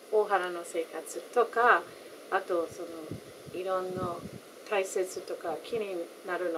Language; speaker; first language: Japanese; non-native, fluent; English